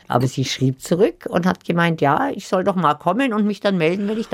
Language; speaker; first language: German; native; German